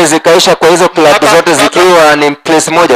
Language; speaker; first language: Swahili; non-native, local second language; Luo (Kenya and Tanzania)